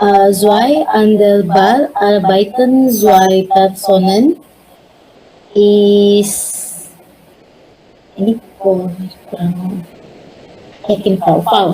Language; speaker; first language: German; non-native, learner; Indonesian